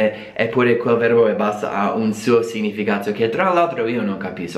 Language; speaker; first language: Italian; non-native, fluent; English